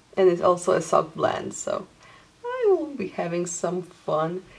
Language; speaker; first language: English; non-native, fluent; Polish